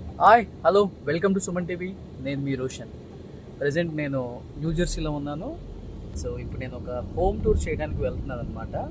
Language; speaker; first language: Telugu; native; Telugu